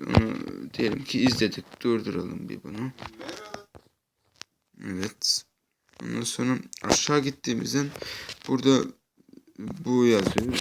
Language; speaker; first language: Turkish; early bilingual, heritage; Turkish